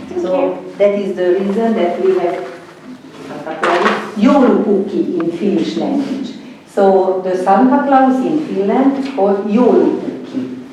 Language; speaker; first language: English; non-native, fluent; Hungarian